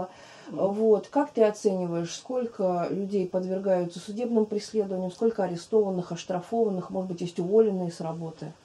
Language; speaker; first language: Russian; native; Russian